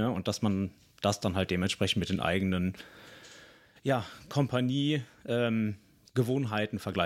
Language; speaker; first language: German; native; German